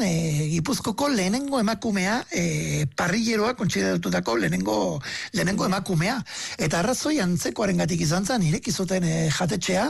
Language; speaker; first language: Basque; native; Basque